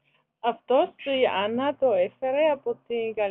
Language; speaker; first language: Greek; non-native, learner; German